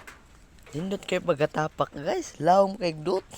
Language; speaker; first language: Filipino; non-native, local second language; Cebuano